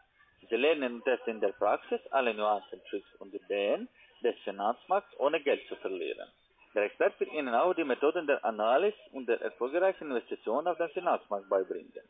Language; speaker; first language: German; non-native, learner; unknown